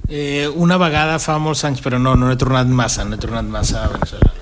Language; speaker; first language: Catalan; non-native, fluent; Spanish